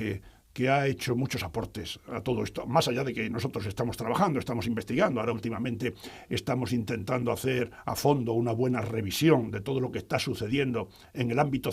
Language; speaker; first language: Spanish; native; Spanish